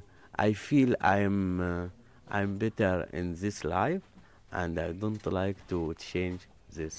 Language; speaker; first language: English; non-native, learner; Arabic